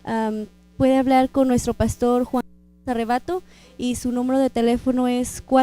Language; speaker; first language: Spanish; native; Spanish